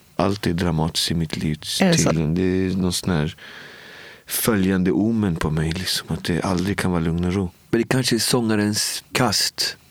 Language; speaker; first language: Swedish; native; Swedish